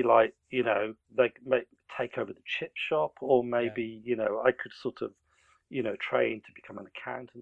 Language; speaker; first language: English; native; English